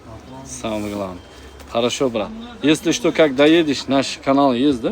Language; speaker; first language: Russian; non-native, fluent; Uzbek